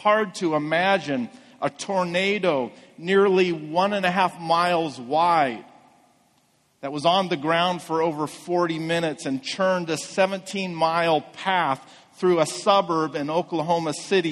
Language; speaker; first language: English; native; English